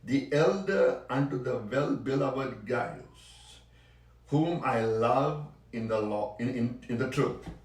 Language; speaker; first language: English; non-native, local second language; Sinhala